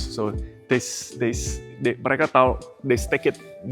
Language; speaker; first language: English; non-native, fluent; Indonesian